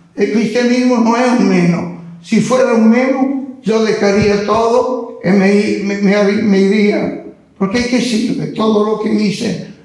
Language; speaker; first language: Spanish; non-native, fluent; Italian